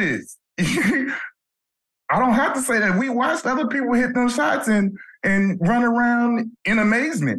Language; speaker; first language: English; native; English